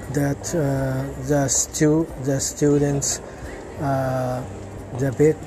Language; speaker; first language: English; non-native, learner; Japanese